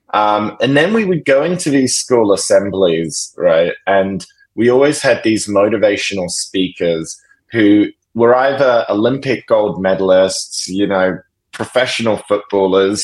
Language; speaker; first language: English; native; English